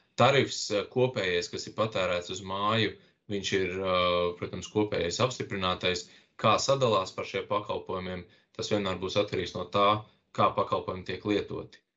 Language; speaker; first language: Latvian; non-native, local second language; Russian